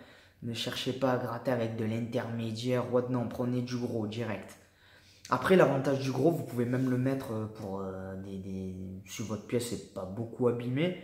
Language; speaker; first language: French; native; French